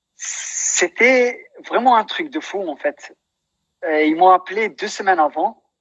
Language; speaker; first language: French; non-native, local second language; Dutch